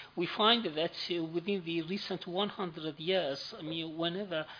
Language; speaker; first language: English; non-native, fluent; Persian